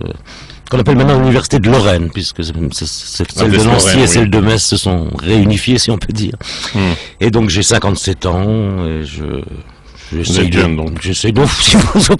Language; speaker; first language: French; native; French